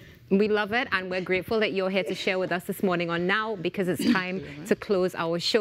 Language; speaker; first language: English; native; English